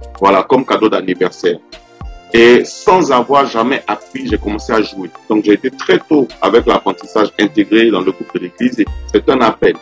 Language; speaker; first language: French; non-native, local second language; Yoruba